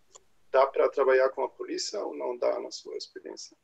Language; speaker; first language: Portuguese; non-native, fluent; German